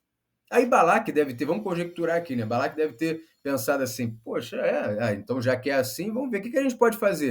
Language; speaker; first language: Portuguese; native; Portuguese